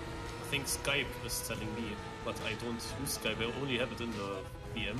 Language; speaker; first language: English; non-native, learner; German